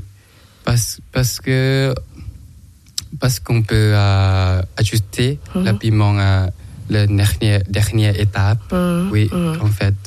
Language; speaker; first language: French; non-native, learner; Thai